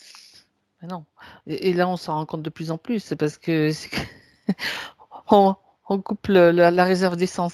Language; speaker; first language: French; native; French